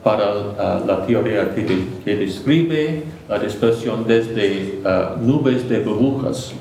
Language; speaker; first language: Spanish; non-native, fluent; English